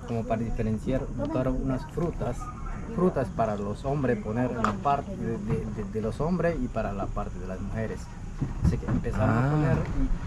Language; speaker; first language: Spanish; non-native, local second language; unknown